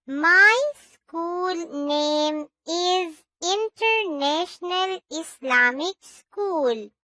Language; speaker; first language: English; non-native, learner; Urdu